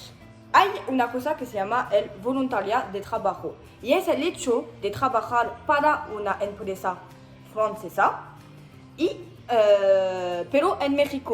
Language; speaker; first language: Spanish; non-native, learner; French